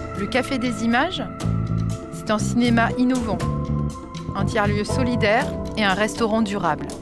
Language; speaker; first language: French; native; French